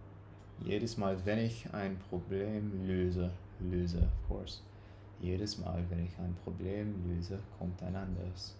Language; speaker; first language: German; non-native, learner; English